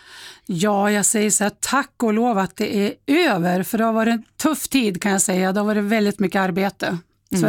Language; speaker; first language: Swedish; native; Swedish